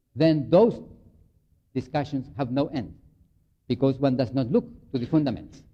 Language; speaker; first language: English; non-native, fluent; Spanish